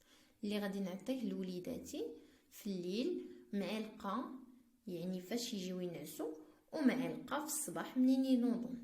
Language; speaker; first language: Arabic; native; Arabic